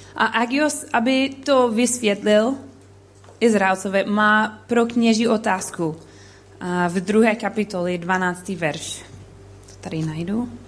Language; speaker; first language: Czech; non-native, learner; English